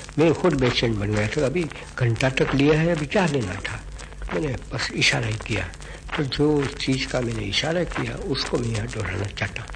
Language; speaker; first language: Hindi; non-native, local second language; Gujarati